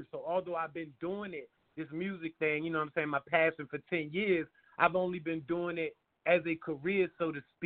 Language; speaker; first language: English; native; English